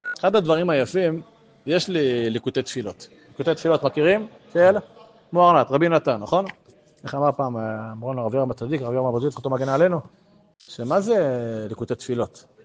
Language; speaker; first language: Hebrew; native; Hebrew